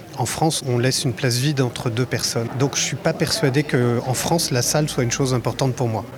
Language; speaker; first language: French; native; French